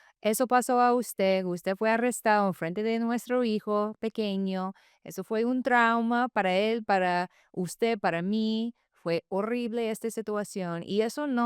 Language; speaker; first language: Spanish; non-native, fluent; English